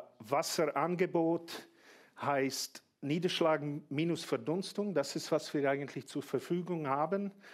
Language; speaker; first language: German; non-native, fluent; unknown